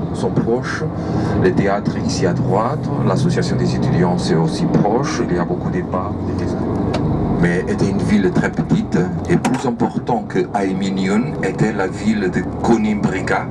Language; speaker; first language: French; non-native, fluent; Portuguese